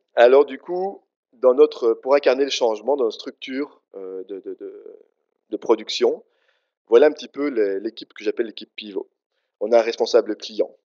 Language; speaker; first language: French; native; French